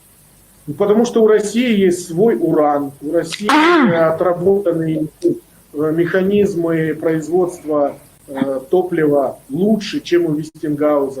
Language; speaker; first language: Russian; native; Russian